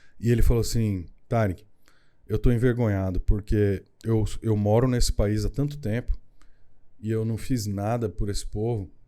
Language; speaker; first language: Portuguese; native; Portuguese